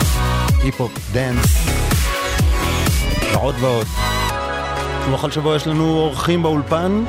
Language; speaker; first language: Hebrew; native; Hebrew